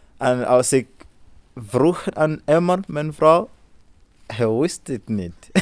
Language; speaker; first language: Dutch; non-native, learner; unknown